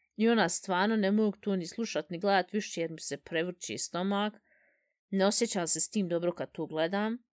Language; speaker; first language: Bosnian; early bilingual, heritage; Bosnian